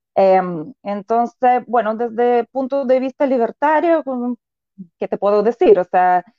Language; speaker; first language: Spanish; non-native, fluent; Russian